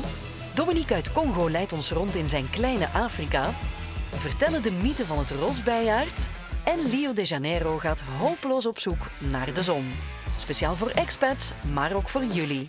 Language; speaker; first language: Dutch; native; Dutch